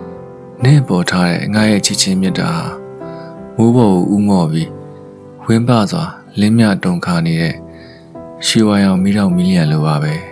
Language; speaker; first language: Burmese; native; Burmese